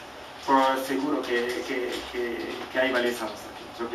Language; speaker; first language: Spanish; non-native, fluent; French